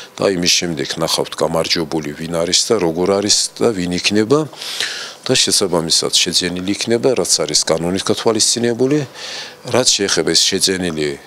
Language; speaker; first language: Georgian; non-native, local second language; Azerbaijani